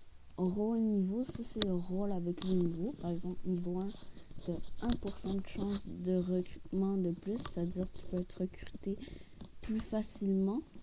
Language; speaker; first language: French; native; French